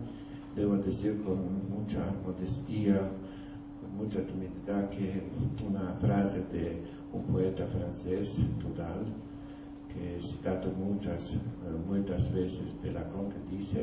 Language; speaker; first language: Portuguese; non-native, learner; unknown